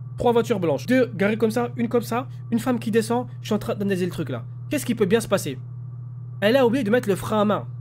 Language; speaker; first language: French; native; French